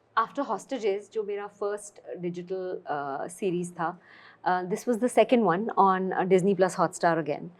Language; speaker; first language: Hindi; native; Hindi